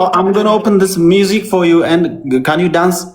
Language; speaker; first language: English; non-native, fluent; Amharic